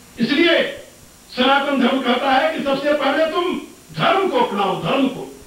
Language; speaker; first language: Hindi; native; Hindi